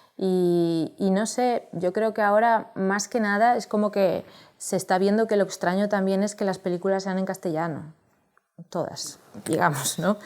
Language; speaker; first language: Spanish; native; Spanish